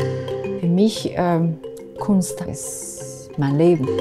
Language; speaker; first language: German; non-native, fluent; Chinese